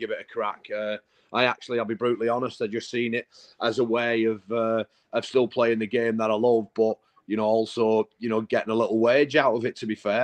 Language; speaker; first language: English; native; English